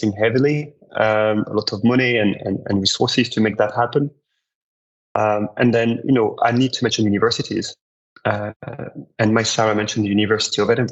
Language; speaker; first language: English; non-native, fluent; French